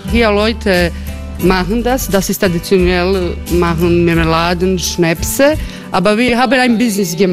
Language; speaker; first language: German; non-native, fluent; Croatian